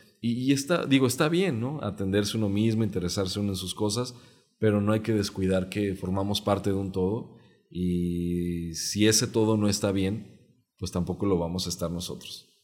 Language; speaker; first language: Spanish; non-native, local second language; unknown